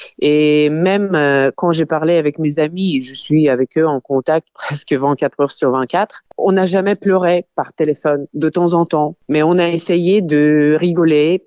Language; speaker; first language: French; non-native, fluent; Ukrainian